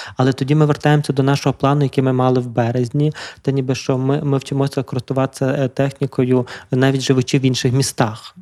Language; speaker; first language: Ukrainian; native; Ukrainian